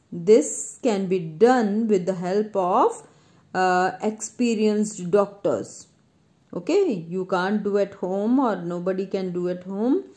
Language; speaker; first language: English; non-native, local second language; Punjabi